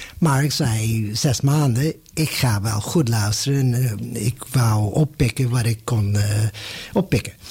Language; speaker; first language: Dutch; non-native, fluent; English